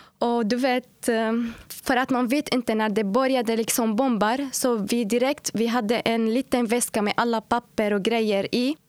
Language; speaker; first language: Swedish; non-native, fluent; Arabic